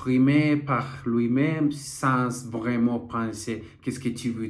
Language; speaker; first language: French; non-native, learner; Portuguese